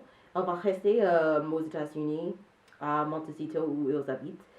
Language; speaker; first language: French; non-native, learner; English